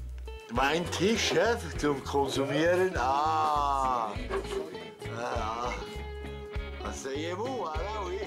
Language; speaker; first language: German; native; German